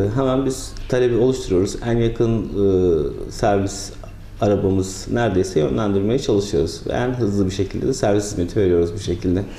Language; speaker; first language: Turkish; native; Turkish